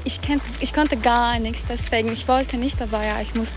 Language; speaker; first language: German; non-native, fluent; Turkish